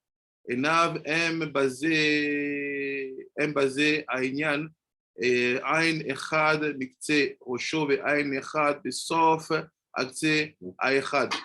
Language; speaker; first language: Hebrew; non-native, fluent; French